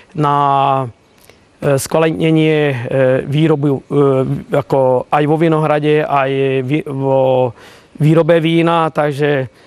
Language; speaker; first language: Slovak; native; Slovak